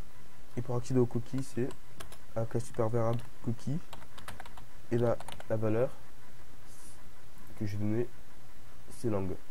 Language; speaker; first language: French; native; French